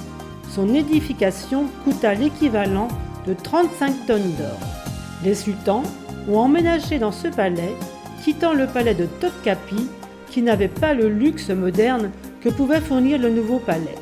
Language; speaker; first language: French; native; French